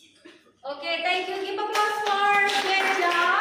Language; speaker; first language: English; non-native, fluent; Indonesian